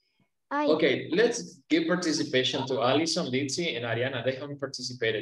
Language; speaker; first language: English; non-native, fluent; Spanish